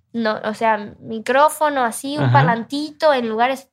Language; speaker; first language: Spanish; native; Spanish